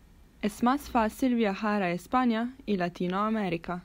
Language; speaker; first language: Spanish; non-native, learner; Slovenian